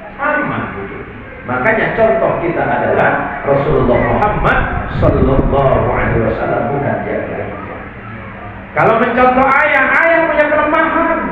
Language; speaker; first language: Indonesian; non-native, local second language; Madurese